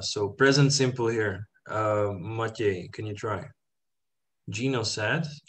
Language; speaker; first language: English; non-native, fluent; Czech